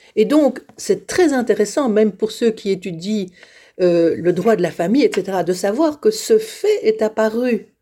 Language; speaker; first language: French; native; French